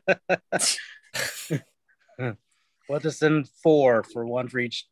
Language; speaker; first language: English; native; English